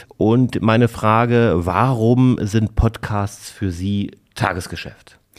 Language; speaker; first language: German; native; German